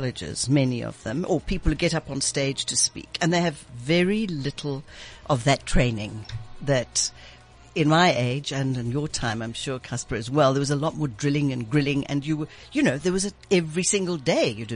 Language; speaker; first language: English; native; English